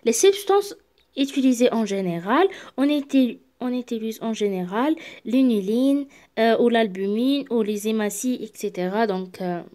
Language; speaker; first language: French; non-native, local second language; Arabic